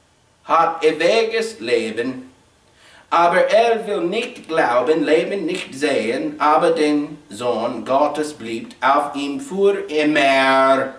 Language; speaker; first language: German; non-native, learner; English